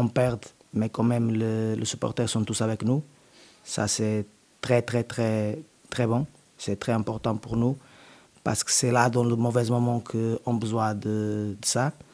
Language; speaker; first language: French; non-native, learner; Portuguese